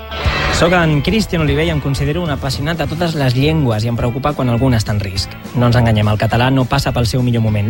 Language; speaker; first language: Catalan; native; Catalan